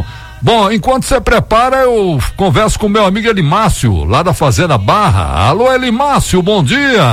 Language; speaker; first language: Portuguese; native; Portuguese